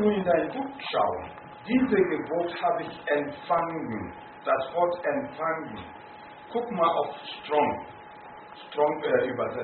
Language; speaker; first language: German; non-native, fluent; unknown